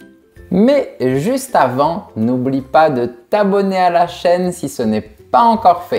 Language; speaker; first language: French; native; French